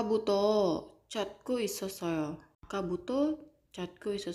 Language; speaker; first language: Korean; non-native, fluent; Indonesian